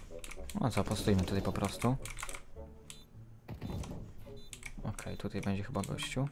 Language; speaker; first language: Polish; native; Polish